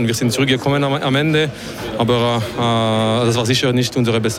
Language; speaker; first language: German; non-native, local second language; French